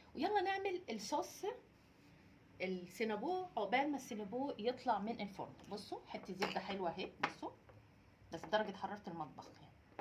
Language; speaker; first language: Arabic; native; Arabic